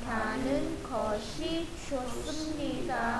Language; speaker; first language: Korean; non-native, learner; Vietnamese